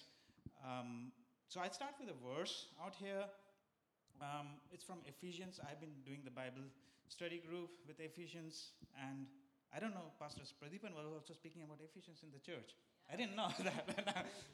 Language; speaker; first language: English; non-native, local second language; Bangla